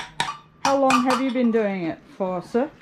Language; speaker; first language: English; native; English